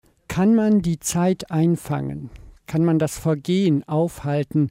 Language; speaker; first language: German; native; German